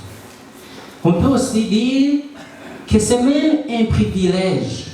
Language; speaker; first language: French; non-native, local second language; Rundi